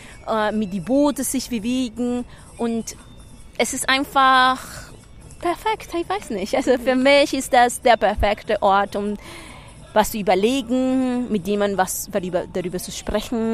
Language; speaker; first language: German; non-native, fluent; Spanish